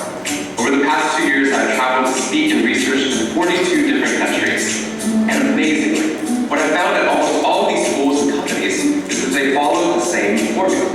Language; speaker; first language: English; native; English